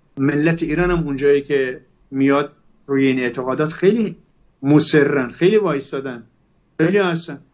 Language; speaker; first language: Persian; non-native, local second language; Turkmen